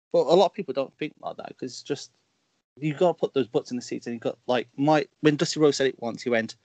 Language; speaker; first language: English; native; English